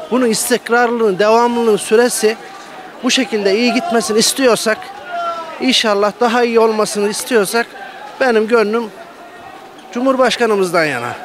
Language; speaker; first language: Turkish; native; Turkish